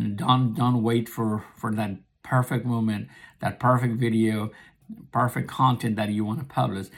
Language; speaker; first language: English; non-native, local second language; Nepali